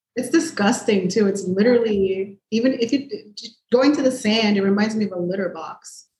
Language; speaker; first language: English; native; English